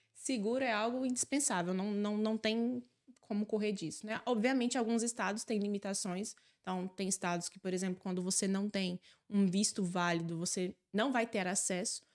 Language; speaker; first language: Portuguese; native; Portuguese